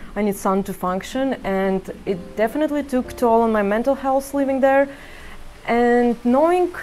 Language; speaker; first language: English; non-native, fluent; Ukrainian